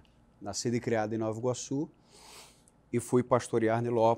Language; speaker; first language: Portuguese; native; Portuguese